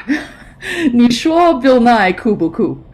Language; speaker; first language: Chinese; non-native, fluent; English